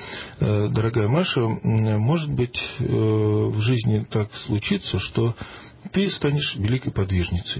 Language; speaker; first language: Russian; native; Russian